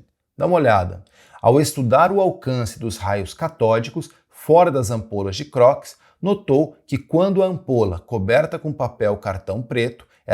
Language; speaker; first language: Portuguese; native; Portuguese